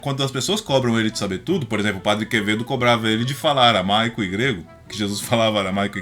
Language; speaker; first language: Portuguese; native; Portuguese